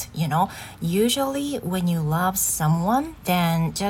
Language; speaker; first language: English; non-native, learner; Japanese